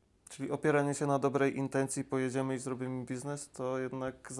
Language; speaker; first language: Polish; native; Polish